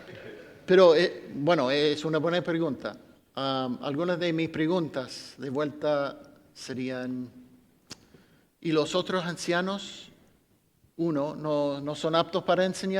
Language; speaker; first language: Spanish; non-native, fluent; English